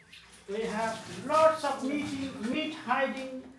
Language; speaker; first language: English; non-native, learner; Nepali